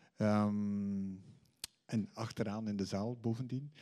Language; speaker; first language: Dutch; native; Dutch